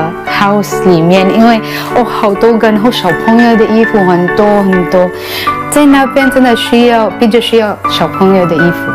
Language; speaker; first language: Chinese; non-native, fluent; Cebuano